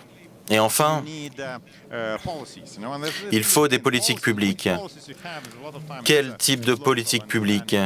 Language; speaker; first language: French; native; French